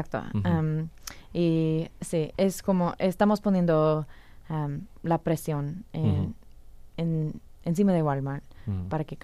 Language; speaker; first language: Spanish; non-native, fluent; English